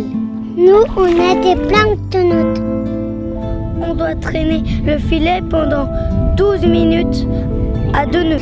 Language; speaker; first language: French; native; French